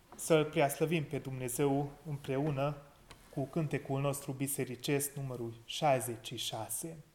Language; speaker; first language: Romanian; non-native, local second language; Hungarian